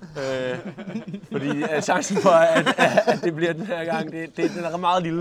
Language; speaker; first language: Danish; native; Danish